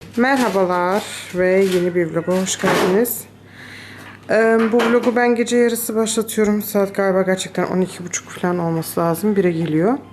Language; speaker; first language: Turkish; early bilingual, heritage; Turkish